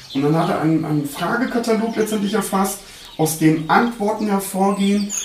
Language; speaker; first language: German; early bilingual, other home language; Turkish